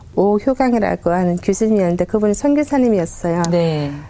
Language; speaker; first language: Korean; non-native, fluent; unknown